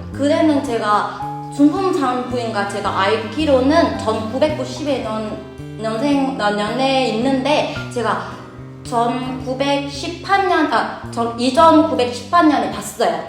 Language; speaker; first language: Korean; non-native, fluent; Vietnamese